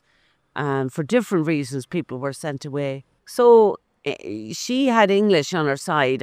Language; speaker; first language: English; native; English